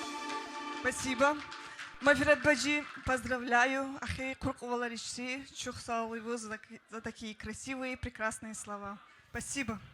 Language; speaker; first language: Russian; non-native, local second language; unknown